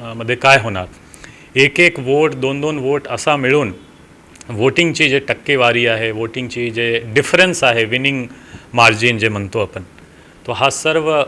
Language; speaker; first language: Marathi; non-native, local second language; Hindi